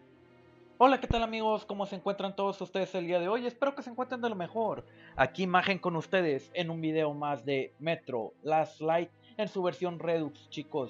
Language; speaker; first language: Spanish; native; Spanish